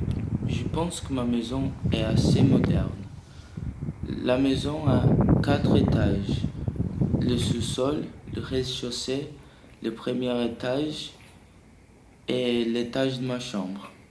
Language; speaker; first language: French; early bilingual, other home language; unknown